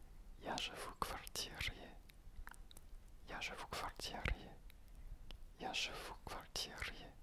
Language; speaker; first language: Russian; non-native, learner; French